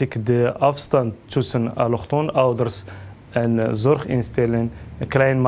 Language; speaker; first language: Dutch; non-native, local second language; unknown